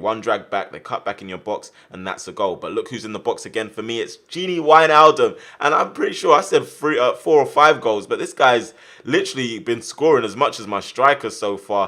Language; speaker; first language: English; native; English